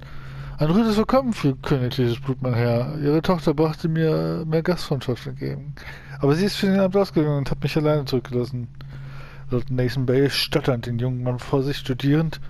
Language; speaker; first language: German; native; German